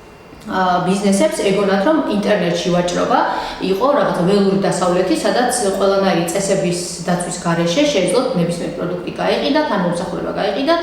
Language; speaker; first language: Georgian; native; Georgian